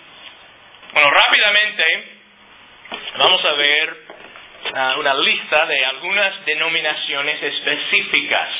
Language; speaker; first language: Spanish; non-native, fluent; English